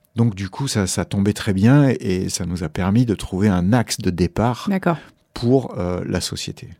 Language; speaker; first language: French; native; French